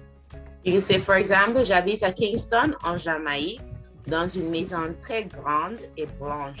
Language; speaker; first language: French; non-native, fluent; English